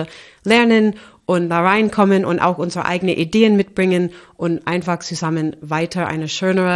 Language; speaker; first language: German; non-native, fluent; English